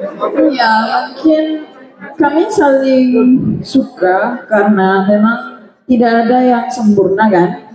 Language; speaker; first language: Indonesian; non-native, fluent; Arabic